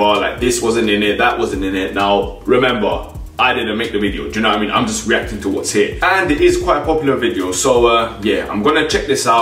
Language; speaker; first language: English; native; English